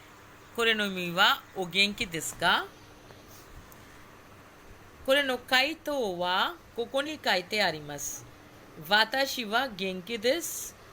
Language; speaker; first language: Japanese; non-native, fluent; Hindi